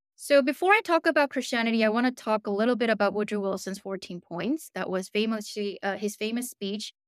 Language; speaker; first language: English; early bilingual, other home language; Korean